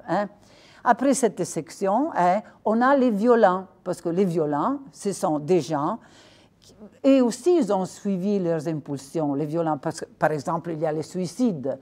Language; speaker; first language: French; non-native, fluent; Italian